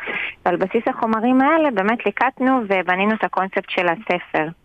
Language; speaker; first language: Hebrew; native; Hebrew